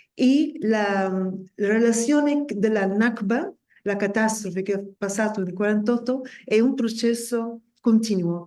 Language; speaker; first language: Italian; non-native, fluent; Spanish